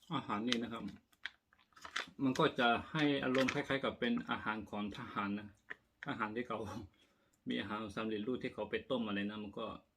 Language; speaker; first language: Thai; native; Thai